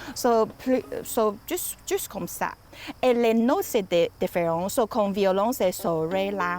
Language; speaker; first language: French; non-native, learner; Chinese